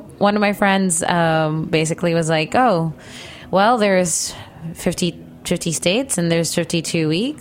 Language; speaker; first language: English; non-native, local second language; Filipino